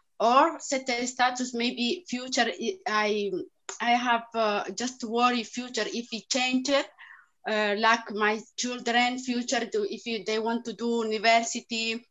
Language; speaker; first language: English; non-native, learner; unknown